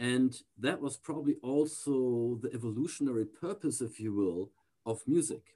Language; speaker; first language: English; non-native, fluent; German